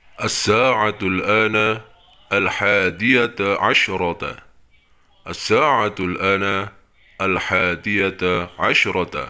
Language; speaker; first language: Arabic; non-native, fluent; Indonesian